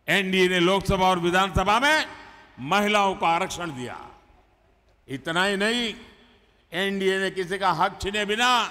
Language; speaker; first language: Hindi; non-native, local second language; Gujarati